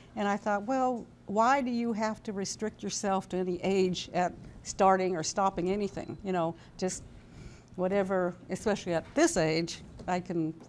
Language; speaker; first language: English; native; English